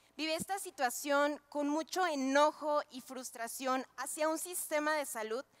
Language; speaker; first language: Spanish; native; Spanish